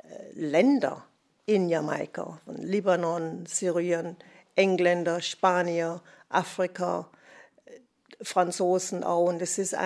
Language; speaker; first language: German; non-native, fluent; English